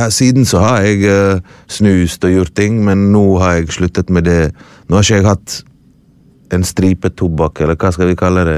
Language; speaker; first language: Norwegian; early bilingual, other home language; Bosnian